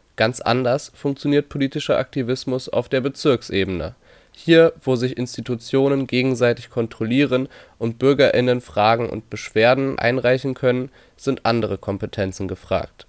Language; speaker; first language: German; native; German